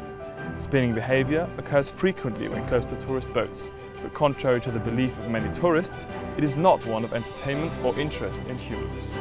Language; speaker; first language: English; non-native, fluent; German